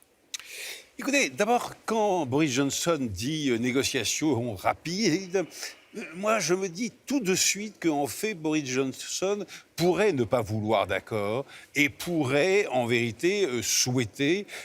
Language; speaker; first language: French; native; French